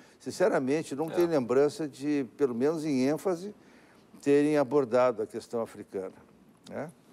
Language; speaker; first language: Portuguese; native; Portuguese